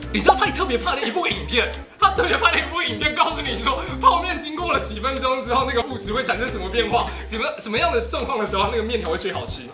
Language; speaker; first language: Chinese; native; Chinese